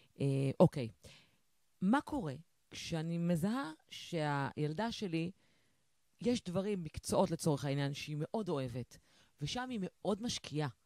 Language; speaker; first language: Hebrew; native; Hebrew